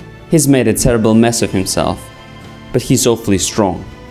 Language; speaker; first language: English; non-native, fluent; Russian